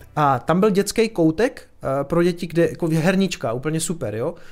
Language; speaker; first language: Czech; native; Czech